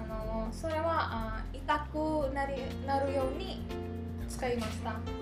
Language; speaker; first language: Japanese; non-native, learner; Indonesian